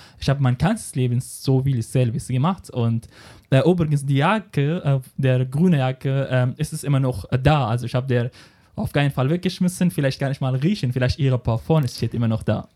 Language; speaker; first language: German; non-native, fluent; Arabic